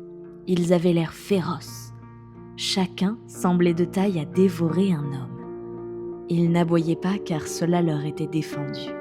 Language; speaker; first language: French; native; French